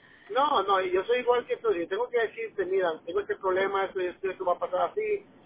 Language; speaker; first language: Spanish; native; Spanish